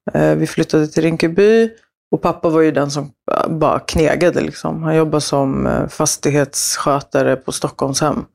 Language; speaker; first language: Swedish; early bilingual, other home language; Spanish